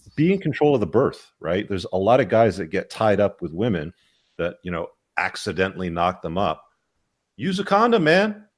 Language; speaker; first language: English; native; English